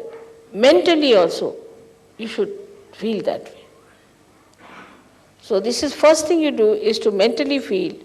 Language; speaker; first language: English; non-native, local second language; Hindi